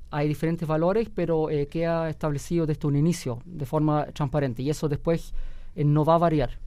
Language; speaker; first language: Spanish; early bilingual, heritage; Spanish